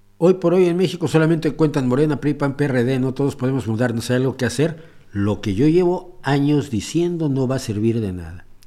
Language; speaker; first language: Spanish; native; Spanish